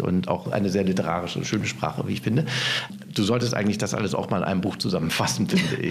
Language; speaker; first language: German; native; German